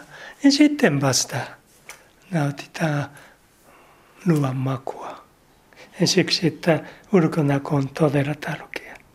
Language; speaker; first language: Finnish; non-native, learner; Japanese